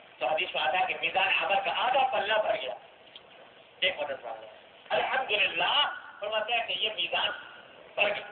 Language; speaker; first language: Urdu; non-native, local second language; Pashto